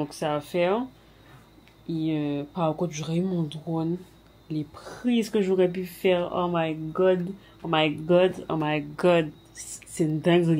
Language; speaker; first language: French; native; French